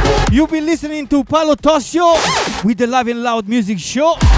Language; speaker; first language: English; non-native, fluent; Italian